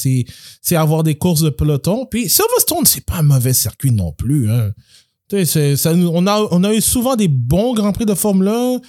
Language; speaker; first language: French; native; French